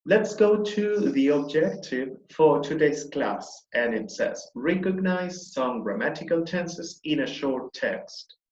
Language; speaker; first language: English; non-native, fluent; Spanish